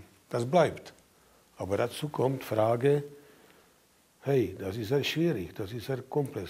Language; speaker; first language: German; non-native, fluent; Czech